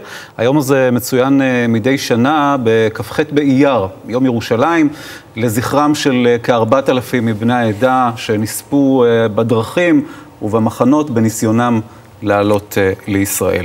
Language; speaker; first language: Hebrew; native; Hebrew